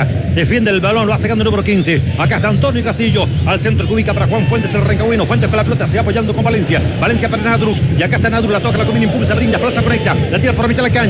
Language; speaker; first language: Spanish; native; Spanish